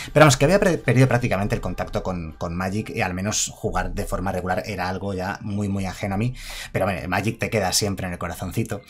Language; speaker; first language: Spanish; native; Spanish